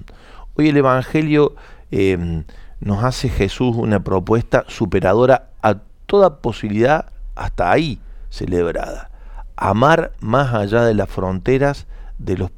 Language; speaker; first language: Spanish; native; Spanish